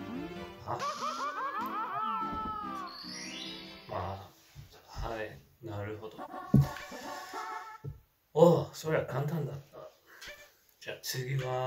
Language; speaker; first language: Japanese; non-native, learner; English